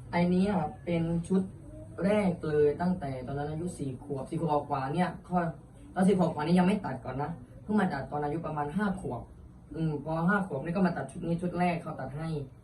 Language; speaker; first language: Thai; native; Thai